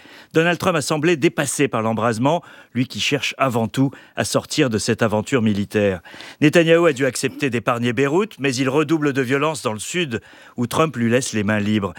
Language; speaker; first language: French; native; French